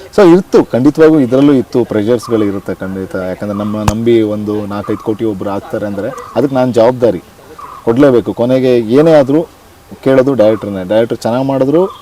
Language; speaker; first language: Kannada; native; Kannada